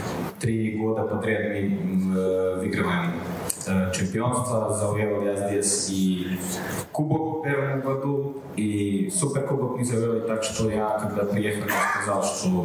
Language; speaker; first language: Russian; non-native, learner; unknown